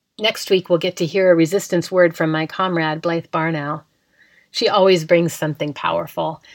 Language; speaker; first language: English; native; English